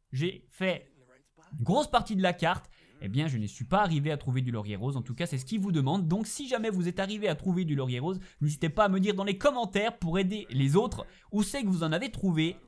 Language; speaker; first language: French; native; French